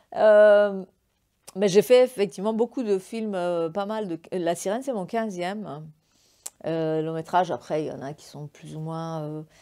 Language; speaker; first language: French; non-native, fluent; Persian